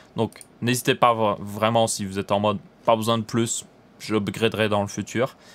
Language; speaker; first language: French; native; French